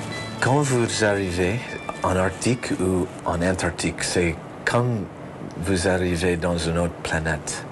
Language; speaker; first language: French; non-native, learner; English